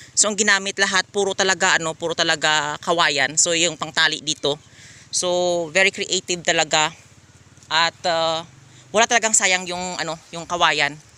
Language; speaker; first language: Filipino; non-native, local second language; Hiligaynon